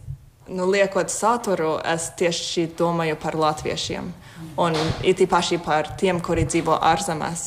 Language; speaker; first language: Latvian; non-native, fluent; English